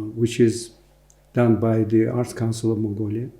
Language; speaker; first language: English; non-native, fluent; Mongolian